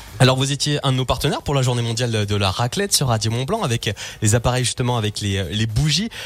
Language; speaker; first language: French; native; French